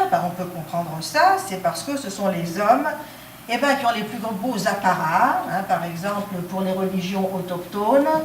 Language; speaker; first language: French; non-native, local second language; Arabic